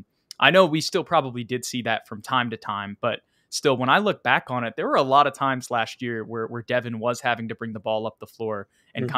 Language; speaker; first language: English; native; English